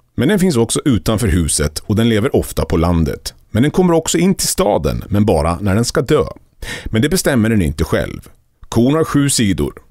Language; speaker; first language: Swedish; native; Swedish